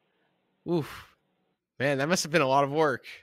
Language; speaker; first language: English; native; English